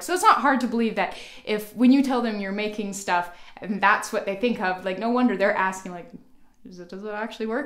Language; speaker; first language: English; native; English